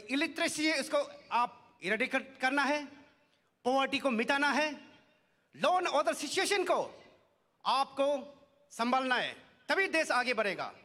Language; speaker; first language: Hindi; non-native, local second language; Nyishi